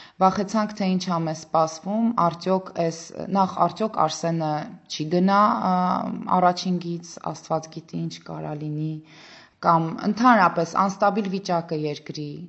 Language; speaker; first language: Armenian; native; Armenian